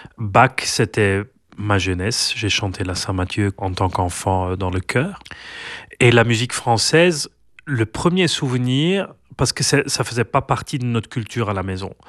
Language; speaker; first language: French; non-native, local second language; Dutch